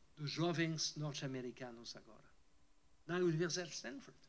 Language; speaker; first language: Portuguese; non-native, fluent; French